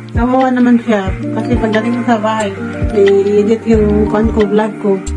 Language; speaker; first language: Filipino; non-native, local second language; Cebuano